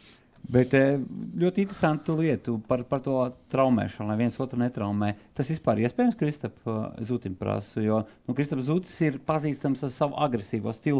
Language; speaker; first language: Latvian; native; Latvian